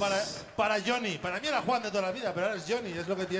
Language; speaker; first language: Spanish; native; Spanish